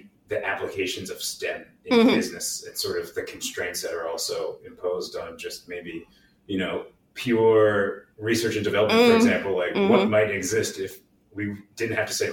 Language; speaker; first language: English; native; English